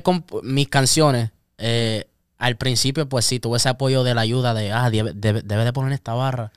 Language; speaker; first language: Spanish; early bilingual, heritage; Spanish